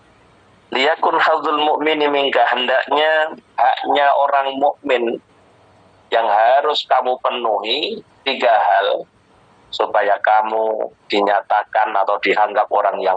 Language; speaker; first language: Indonesian; native; Indonesian